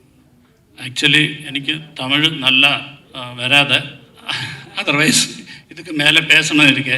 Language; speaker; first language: Tamil; non-native, learner; Malayalam